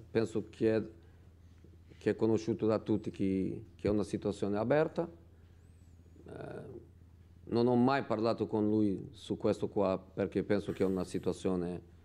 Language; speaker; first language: Italian; non-native, fluent; Portuguese